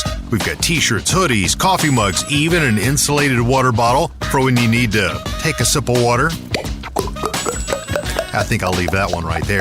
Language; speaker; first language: English; native; English